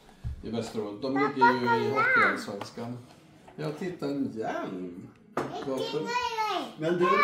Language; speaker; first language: Swedish; native; Swedish